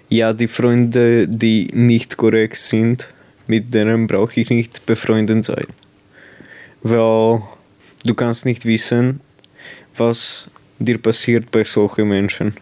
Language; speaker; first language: German; non-native, local second language; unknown